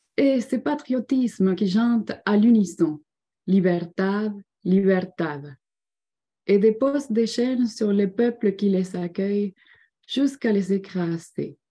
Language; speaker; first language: French; non-native, fluent; Spanish